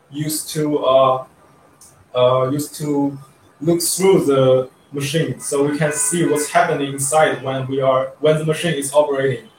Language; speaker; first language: English; non-native, learner; Chinese